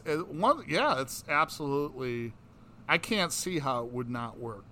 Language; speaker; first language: English; native; English